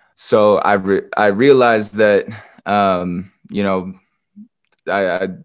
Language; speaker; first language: English; native; English